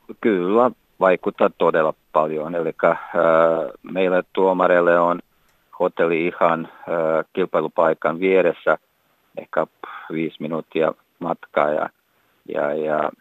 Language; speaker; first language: Finnish; non-native, fluent; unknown